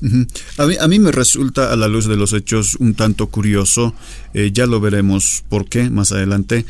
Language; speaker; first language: Spanish; native; Spanish